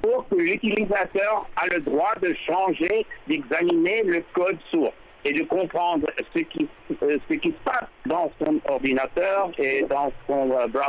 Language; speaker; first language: French; non-native, fluent; English